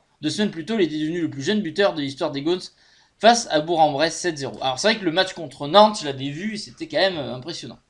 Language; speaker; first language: French; native; French